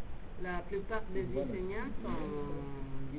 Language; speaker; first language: French; non-native, fluent; Italian